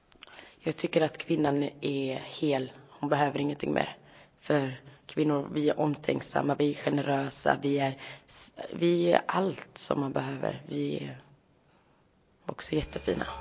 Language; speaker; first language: Swedish; early bilingual, other home language; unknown